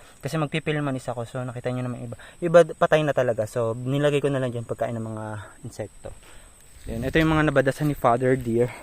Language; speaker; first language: Filipino; non-native, local second language; Bikol